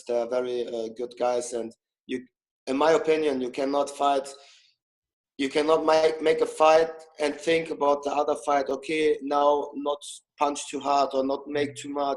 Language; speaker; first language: English; non-native, fluent; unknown